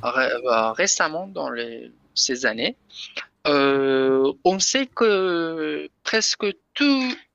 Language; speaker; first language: French; non-native, learner; Persian